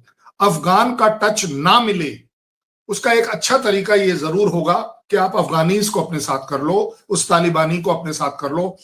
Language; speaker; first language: Hindi; native; Hindi